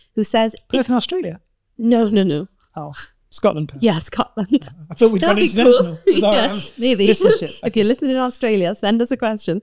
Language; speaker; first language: English; native; English